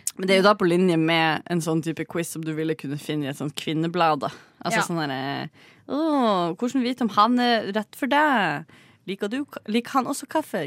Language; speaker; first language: Norwegian; native; Norwegian